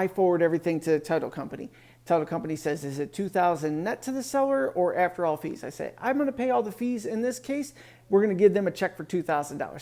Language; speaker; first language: English; native; English